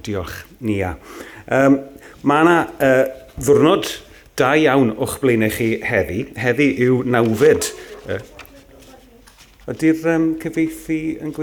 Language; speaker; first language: Welsh; native; Welsh